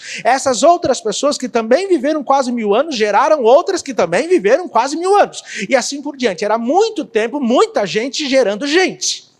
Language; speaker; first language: Portuguese; native; Portuguese